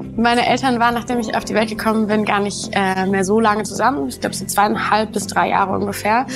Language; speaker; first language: German; native; German